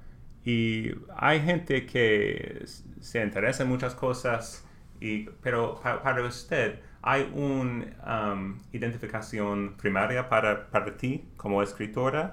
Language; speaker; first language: Spanish; non-native, learner; English